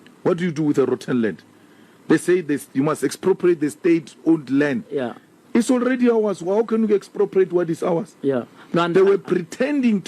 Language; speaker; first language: English; non-native, local second language; Northern Sotho